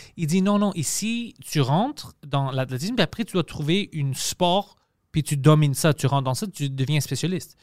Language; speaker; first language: French; native; French